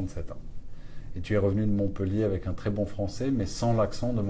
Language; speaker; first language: French; native; French